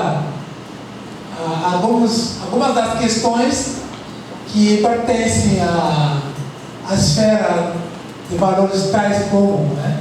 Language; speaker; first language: Portuguese; non-native, fluent; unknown